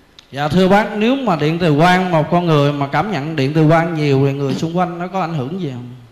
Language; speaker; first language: Vietnamese; non-native, local second language; Khmer